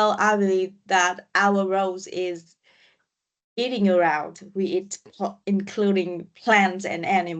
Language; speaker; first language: English; non-native, learner; Vietnamese